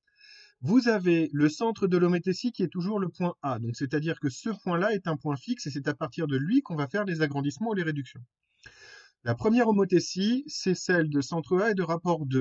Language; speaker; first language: French; native; French